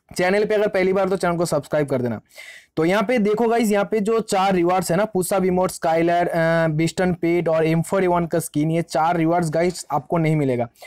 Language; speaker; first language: Hindi; native; Hindi